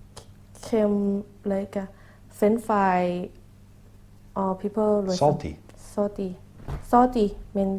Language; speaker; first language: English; non-native, learner; Thai